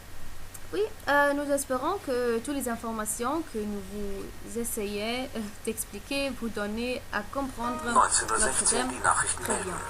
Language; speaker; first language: French; non-native, learner; German